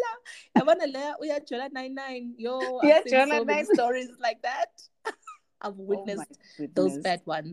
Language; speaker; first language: English; non-native, local second language; Zulu